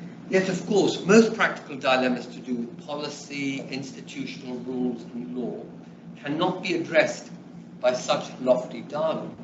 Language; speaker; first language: English; early bilingual, other home language; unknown